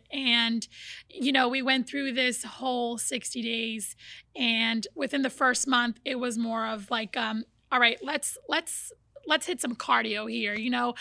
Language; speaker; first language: English; early bilingual, other home language; Portuguese